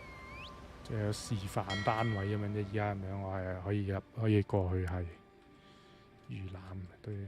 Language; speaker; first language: Chinese; native; Chinese